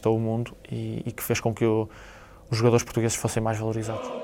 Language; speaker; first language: Portuguese; native; Portuguese